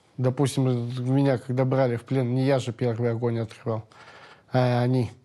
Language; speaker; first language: Russian; native; Russian